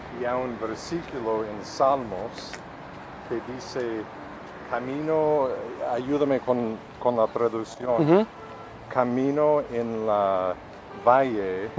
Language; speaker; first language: Spanish; non-native, fluent; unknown